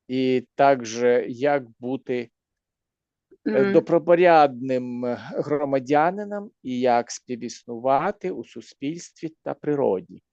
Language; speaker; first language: Ukrainian; native; Ukrainian